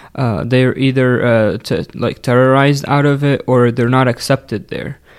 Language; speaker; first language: English; non-native, fluent; Arabic